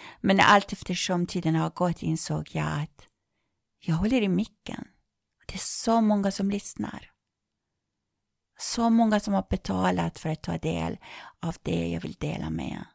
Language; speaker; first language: Swedish; non-native, fluent; Persian